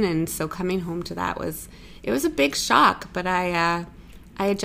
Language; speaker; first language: English; native; English